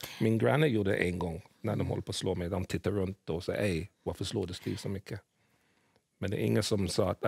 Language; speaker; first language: Swedish; early bilingual, other home language; English